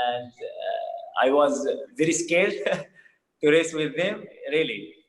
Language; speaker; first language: English; non-native, fluent; Arabic